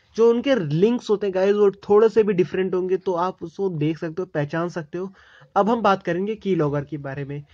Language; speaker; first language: Hindi; native; Hindi